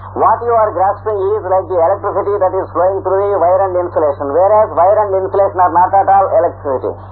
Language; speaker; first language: English; non-native, local second language; Telugu